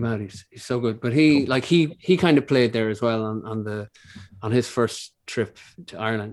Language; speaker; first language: English; native; English